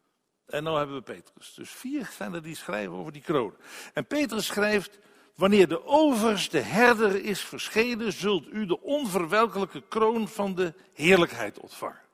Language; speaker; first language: Dutch; native; Dutch